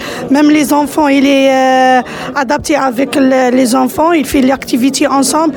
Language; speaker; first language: French; non-native, local second language; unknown